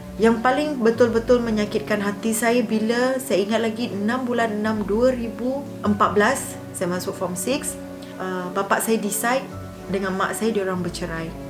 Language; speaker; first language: Malay; non-native, local second language; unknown